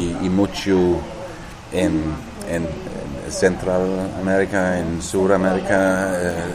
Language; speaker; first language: Spanish; non-native, learner; Danish